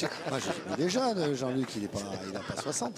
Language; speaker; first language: French; native; French